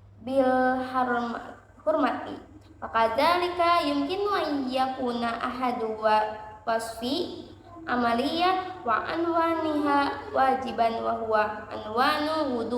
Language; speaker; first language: Arabic; non-native, learner; Indonesian